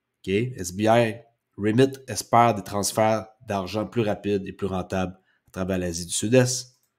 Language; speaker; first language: French; native; French